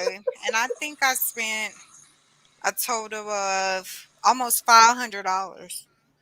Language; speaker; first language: English; native; English